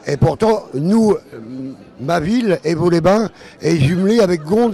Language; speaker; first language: French; native; French